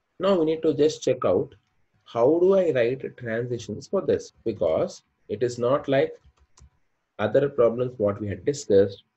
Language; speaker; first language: English; non-native, local second language; Kannada